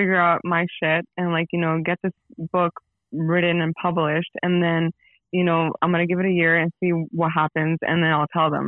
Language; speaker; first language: English; native; English